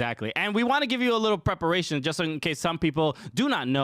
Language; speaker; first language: English; native; English